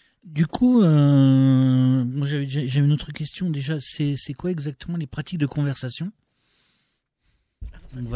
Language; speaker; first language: French; native; French